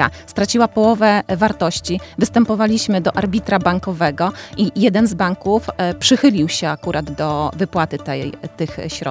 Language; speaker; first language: Polish; native; Polish